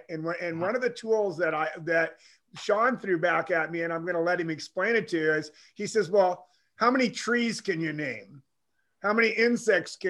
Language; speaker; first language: English; native; English